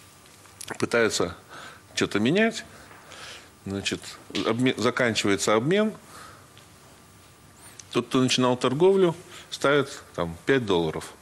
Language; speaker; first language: Russian; native; Russian